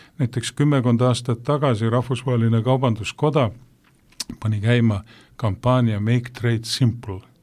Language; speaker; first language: Estonian; native; Estonian